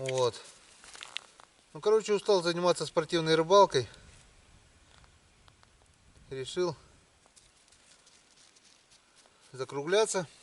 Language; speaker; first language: Russian; native; Russian